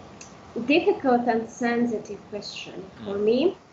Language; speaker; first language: English; non-native, fluent; Udmurt